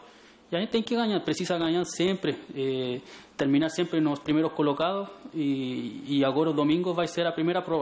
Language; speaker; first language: Portuguese; non-native, fluent; Spanish